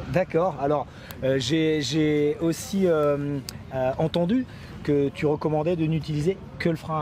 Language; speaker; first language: French; native; French